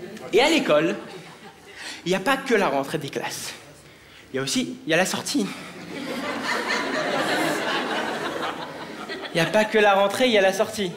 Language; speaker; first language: French; native; French